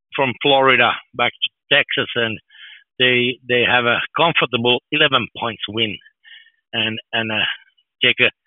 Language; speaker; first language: English; non-native, fluent; Finnish